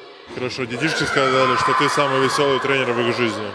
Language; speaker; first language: Russian; native; Russian